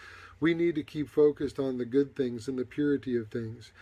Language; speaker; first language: English; native; English